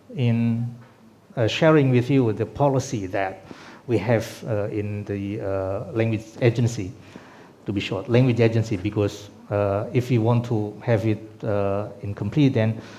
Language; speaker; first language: English; non-native, fluent; Sundanese